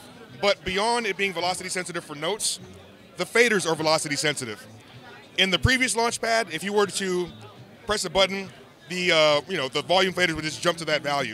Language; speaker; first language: English; native; English